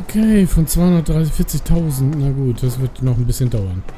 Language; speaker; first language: German; native; German